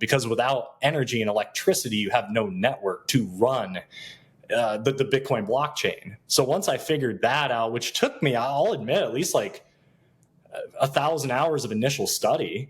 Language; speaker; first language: English; native; English